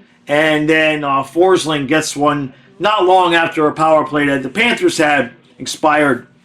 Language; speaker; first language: English; native; English